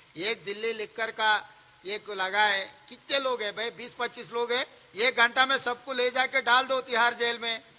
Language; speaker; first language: Hindi; non-native, local second language; Telugu